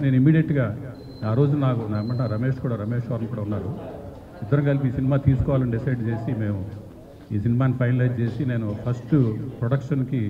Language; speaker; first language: Telugu; native; Telugu